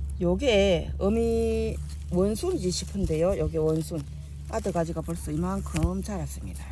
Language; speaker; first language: Korean; native; Korean